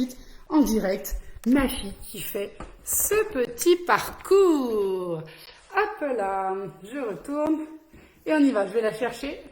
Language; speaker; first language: French; native; French